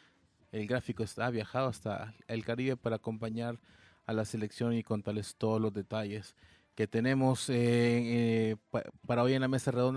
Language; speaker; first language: Spanish; native; Spanish